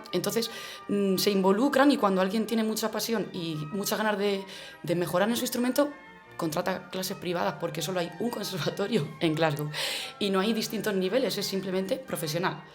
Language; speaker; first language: Spanish; native; Spanish